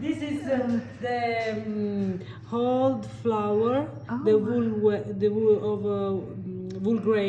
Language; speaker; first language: English; non-native, learner; Italian